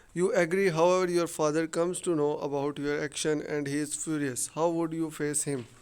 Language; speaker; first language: English; non-native, local second language; Urdu